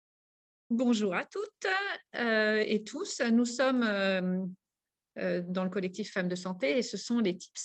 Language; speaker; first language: French; native; French